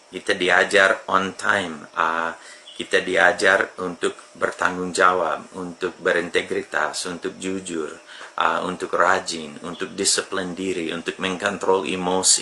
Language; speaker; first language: Indonesian; non-native, fluent; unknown